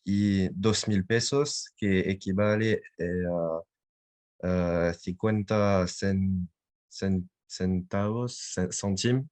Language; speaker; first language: Spanish; non-native, learner; French